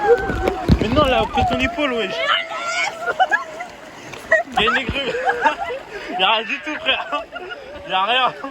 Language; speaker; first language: French; native; French